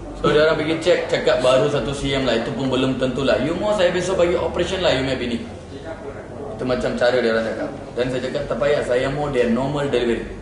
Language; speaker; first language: Malay; non-native, local second language; Tamil